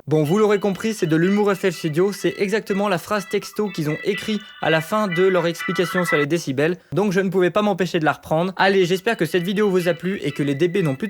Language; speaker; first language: French; native; French